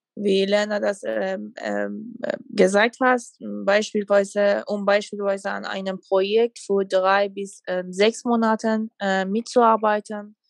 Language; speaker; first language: German; non-native, fluent; Persian